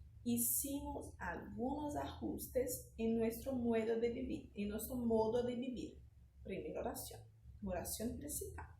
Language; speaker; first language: Spanish; non-native, fluent; Portuguese